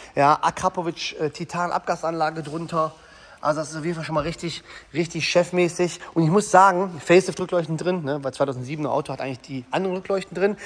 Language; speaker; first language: German; native; German